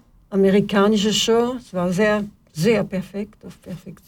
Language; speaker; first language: German; non-native, fluent; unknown